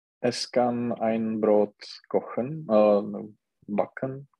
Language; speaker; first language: German; non-native, learner; Czech